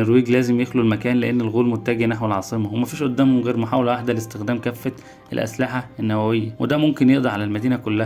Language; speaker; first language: Arabic; native; Arabic